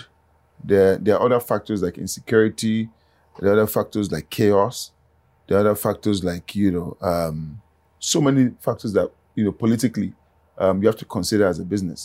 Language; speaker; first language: English; non-native, local second language; Yoruba